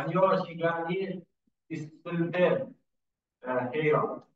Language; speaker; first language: Korean; non-native, learner; Kyrgyz